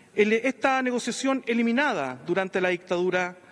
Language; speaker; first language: Spanish; native; Spanish